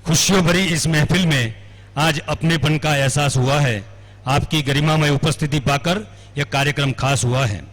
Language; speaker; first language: Hindi; non-native, local second language; Gujarati